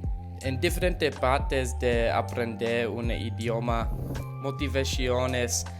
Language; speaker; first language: Spanish; non-native, learner; English